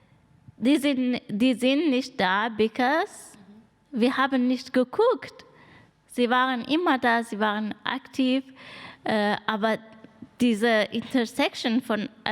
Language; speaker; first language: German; non-native, fluent; Persian